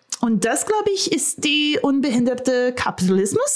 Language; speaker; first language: German; non-native, fluent; English